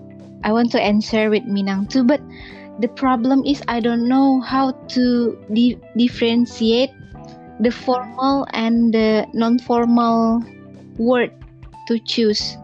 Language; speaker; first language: English; non-native, learner; Indonesian